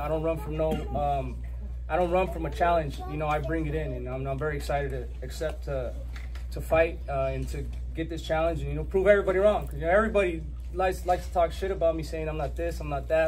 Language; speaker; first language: English; early bilingual, other home language; Spanish